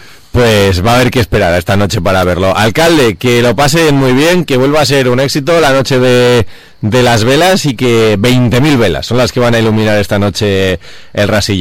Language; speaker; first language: Spanish; native; Spanish